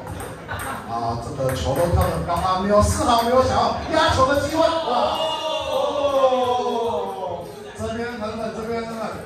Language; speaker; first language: Chinese; native; Chinese